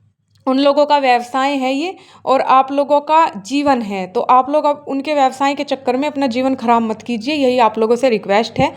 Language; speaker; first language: Hindi; native; Hindi